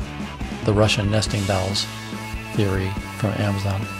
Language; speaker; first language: English; native; English